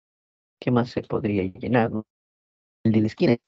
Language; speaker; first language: Spanish; native; Spanish